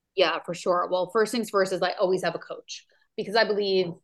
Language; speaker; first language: English; native; English